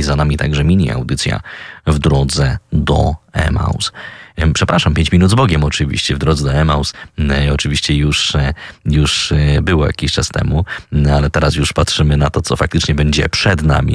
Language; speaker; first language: Polish; native; Polish